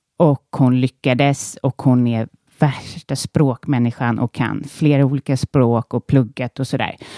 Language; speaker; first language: Swedish; native; Swedish